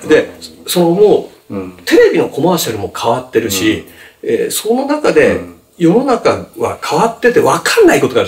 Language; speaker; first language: Japanese; native; Japanese